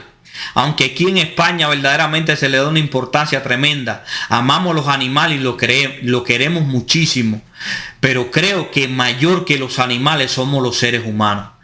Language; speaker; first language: Spanish; native; Spanish